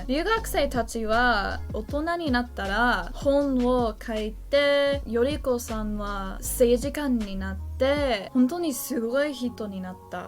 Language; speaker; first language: Japanese; non-native, learner; English